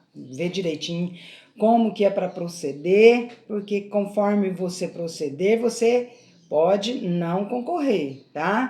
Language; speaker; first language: Portuguese; native; Portuguese